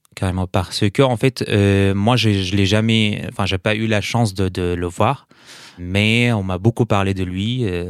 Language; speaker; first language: French; non-native, fluent; Arabic